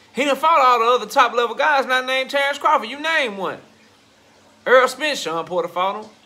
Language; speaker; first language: English; native; English